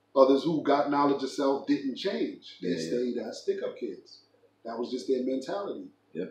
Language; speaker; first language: English; native; English